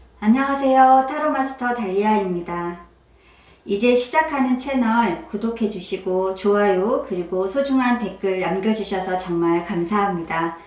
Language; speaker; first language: Korean; native; Korean